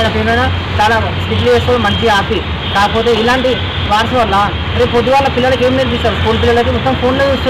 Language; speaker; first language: Telugu; native; Telugu